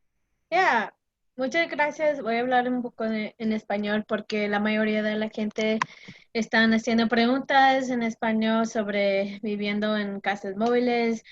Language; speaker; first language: Spanish; non-native, fluent; English